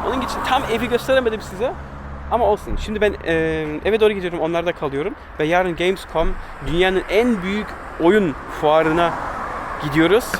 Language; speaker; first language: Turkish; early bilingual, heritage; Turkish